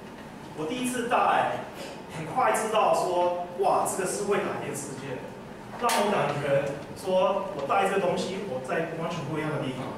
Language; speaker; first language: Chinese; early bilingual, heritage; English